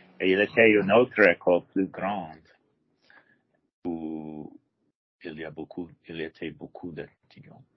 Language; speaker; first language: French; non-native, learner; English